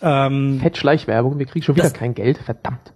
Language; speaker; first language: German; native; German